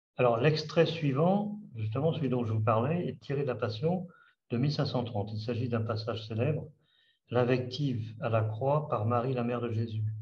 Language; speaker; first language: French; native; French